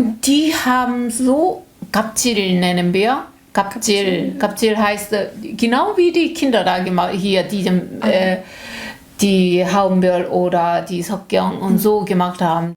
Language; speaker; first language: German; non-native, learner; Korean